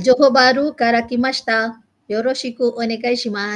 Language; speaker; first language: Japanese; non-native, learner; Malay